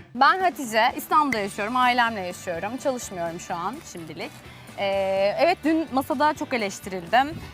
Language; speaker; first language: Turkish; native; Turkish